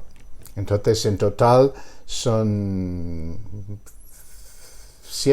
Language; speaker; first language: Spanish; non-native, fluent; English